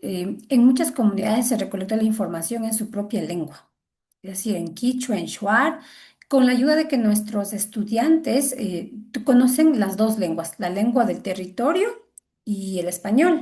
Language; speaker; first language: Spanish; native; Spanish